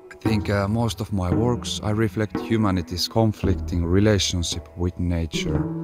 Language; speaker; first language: English; non-native, fluent; Finnish